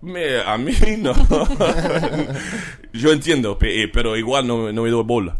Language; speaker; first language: Spanish; non-native, learner; English